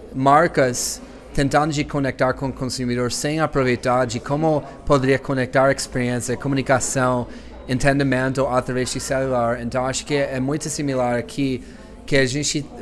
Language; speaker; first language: Portuguese; non-native, fluent; English